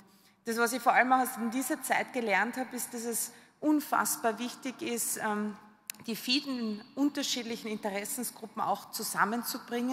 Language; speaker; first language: German; native; German